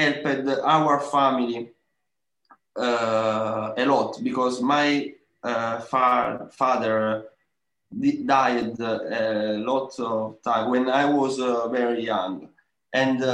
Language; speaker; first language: English; non-native, learner; Italian